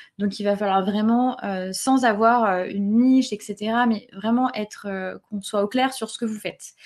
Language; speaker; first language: French; native; French